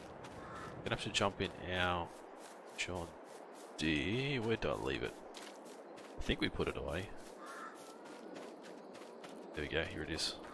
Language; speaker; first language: English; native; English